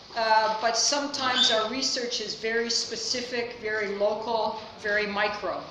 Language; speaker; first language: English; native; English